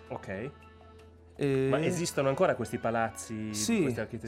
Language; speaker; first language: Italian; native; Italian